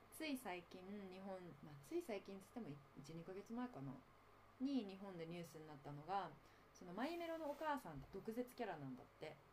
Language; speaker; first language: Japanese; native; Japanese